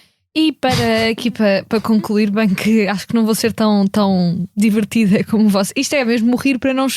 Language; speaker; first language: Portuguese; native; Portuguese